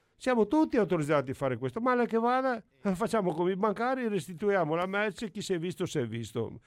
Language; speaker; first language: Italian; native; Italian